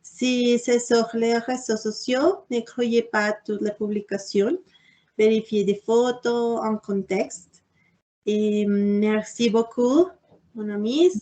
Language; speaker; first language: French; non-native, learner; Spanish